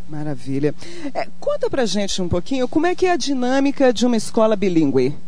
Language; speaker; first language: Portuguese; native; Portuguese